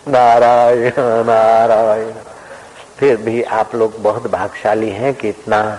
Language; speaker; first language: Hindi; non-native, local second language; Sindhi